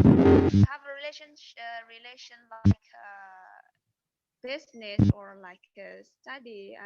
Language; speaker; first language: English; non-native, fluent; Indonesian